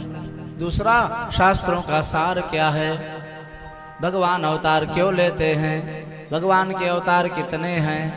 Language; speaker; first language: Hindi; native; Hindi